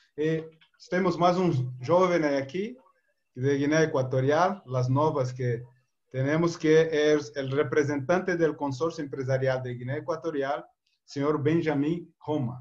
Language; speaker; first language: Spanish; non-native, fluent; Portuguese